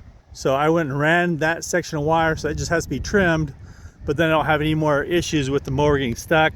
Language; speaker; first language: English; native; English